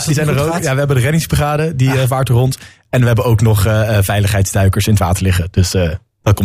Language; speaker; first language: Dutch; native; Dutch